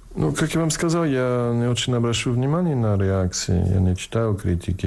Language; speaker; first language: Russian; non-native, fluent; English